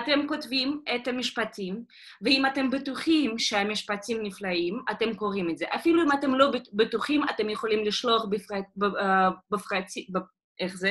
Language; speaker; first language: Hebrew; non-native, fluent; Russian